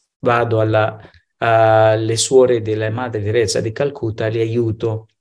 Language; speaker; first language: Italian; non-native, fluent; Spanish